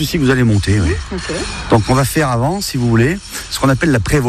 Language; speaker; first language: French; native; French